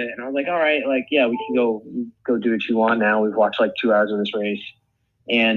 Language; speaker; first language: English; native; English